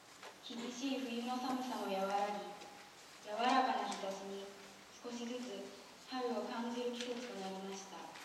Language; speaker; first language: Japanese; native; Japanese